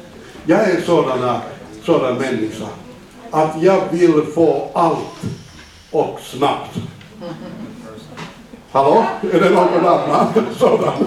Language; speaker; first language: Swedish; non-native, fluent; Finnish